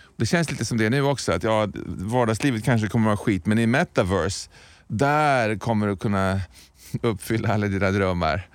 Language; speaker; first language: Swedish; native; Swedish